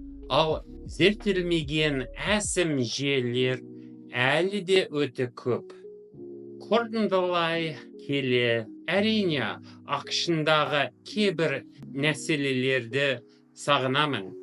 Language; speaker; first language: Kazakh; non-native, fluent; English